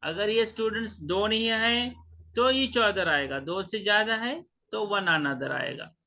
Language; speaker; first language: Hindi; non-native, local second language; Marathi